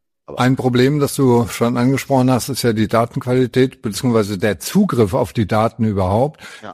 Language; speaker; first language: German; native; German